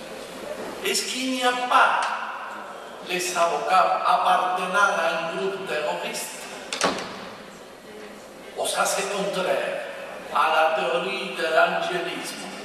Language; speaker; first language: French; non-native, fluent; Spanish